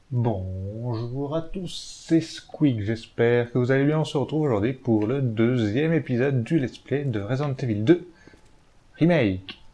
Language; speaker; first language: French; native; French